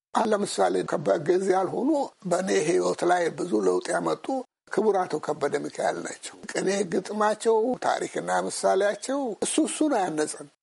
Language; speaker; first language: Amharic; native; Amharic